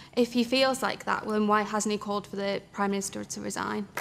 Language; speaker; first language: English; native; English